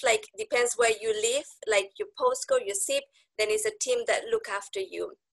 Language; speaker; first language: English; non-native, fluent; Spanish